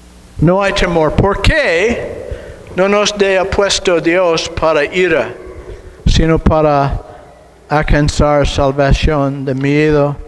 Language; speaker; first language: Spanish; non-native, learner; English